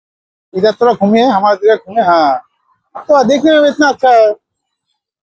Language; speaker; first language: Hindi; non-native, local second language; Assamese